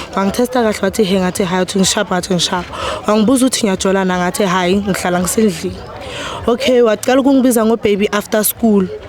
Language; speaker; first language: Zulu; native; Zulu